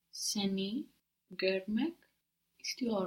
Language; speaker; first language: Turkish; non-native, learner; English